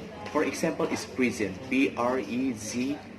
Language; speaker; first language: English; non-native, learner; Indonesian